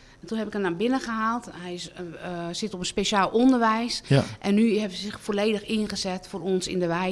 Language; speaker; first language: Dutch; native; Dutch